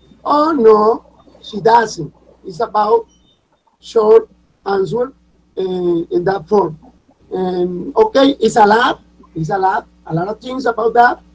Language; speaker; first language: English; non-native, learner; Spanish